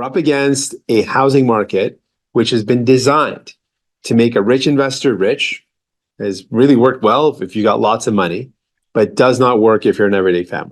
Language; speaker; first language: English; native; English